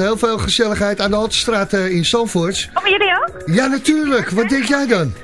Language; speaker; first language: Dutch; native; Dutch